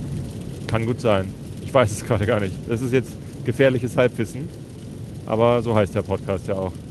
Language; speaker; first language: German; native; German